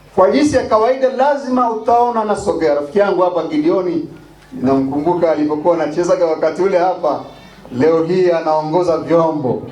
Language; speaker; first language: Swahili; non-native, local second language; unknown